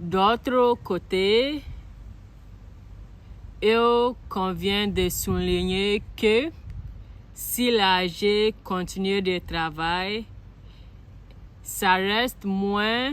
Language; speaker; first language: French; non-native, learner; Akan